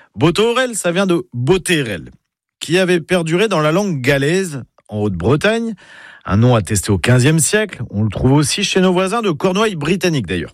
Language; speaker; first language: French; native; French